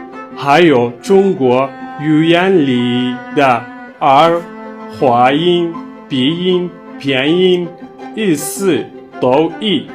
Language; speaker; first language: Chinese; non-native, learner; Somali